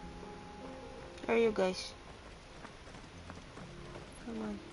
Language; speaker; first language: English; non-native, local second language; Filipino